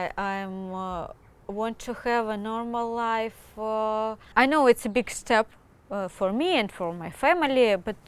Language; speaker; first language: English; non-native, learner; Ukrainian